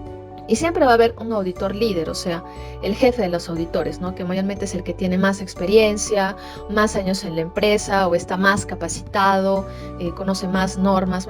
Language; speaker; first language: Spanish; native; Spanish